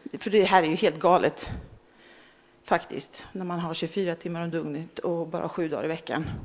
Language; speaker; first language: Swedish; early bilingual, other home language; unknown